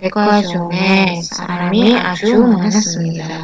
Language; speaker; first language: Korean; non-native, learner; Indonesian